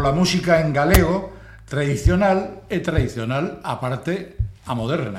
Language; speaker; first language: Galician; non-native, local second language; Spanish